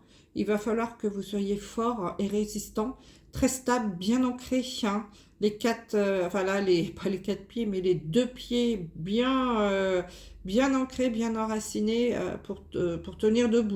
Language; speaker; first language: French; native; French